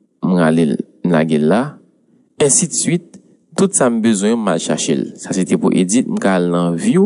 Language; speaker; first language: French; non-native, local second language; Haitian Creole